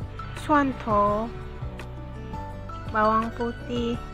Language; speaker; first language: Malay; non-native, local second language; Javanese